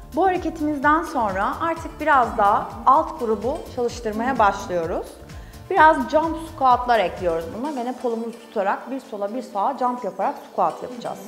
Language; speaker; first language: Turkish; native; Turkish